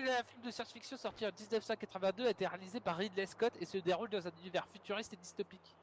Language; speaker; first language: French; native; French